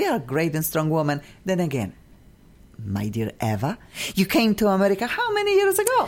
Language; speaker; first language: English; non-native, fluent; Polish